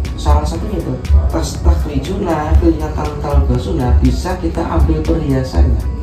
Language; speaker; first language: Indonesian; native; Indonesian